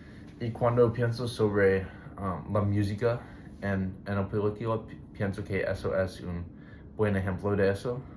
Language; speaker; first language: Spanish; non-native, learner; English